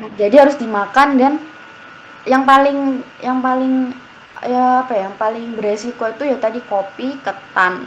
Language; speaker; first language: Indonesian; native; Indonesian